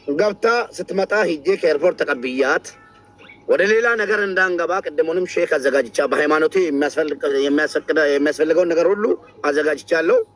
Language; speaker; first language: Amharic; non-native, local second language; Oromo